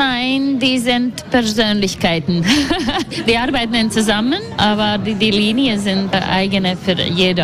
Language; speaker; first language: German; non-native, learner; Latvian